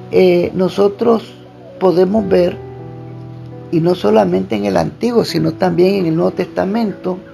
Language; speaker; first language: Spanish; native; Spanish